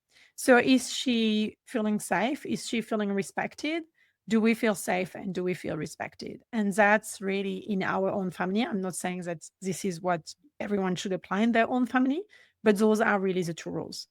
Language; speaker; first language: English; non-native, fluent; French